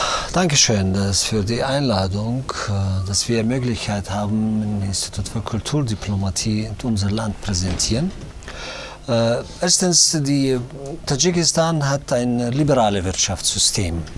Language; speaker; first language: German; non-native, fluent; Tajik